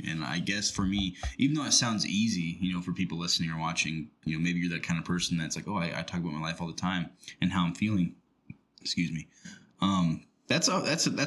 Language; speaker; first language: English; native; English